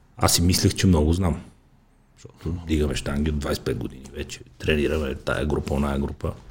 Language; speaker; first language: Bulgarian; native; Bulgarian